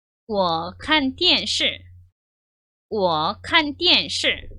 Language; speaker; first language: Chinese; non-native, local second language; Korean